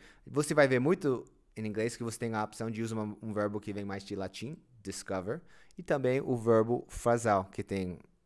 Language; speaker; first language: Portuguese; non-native, fluent; English